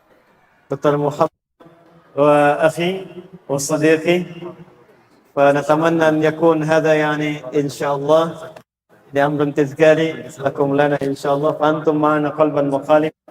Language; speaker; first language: Arabic; non-native, fluent; Indonesian